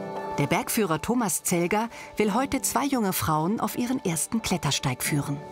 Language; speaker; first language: German; native; German